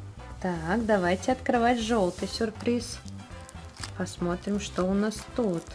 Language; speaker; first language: Russian; native; Russian